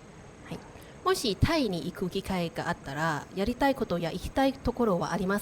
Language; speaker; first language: Japanese; non-native, learner; Thai